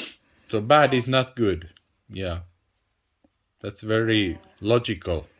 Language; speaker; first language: English; non-native, fluent; Finnish